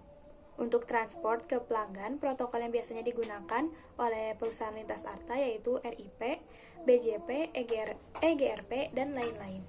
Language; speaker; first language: Indonesian; native; Indonesian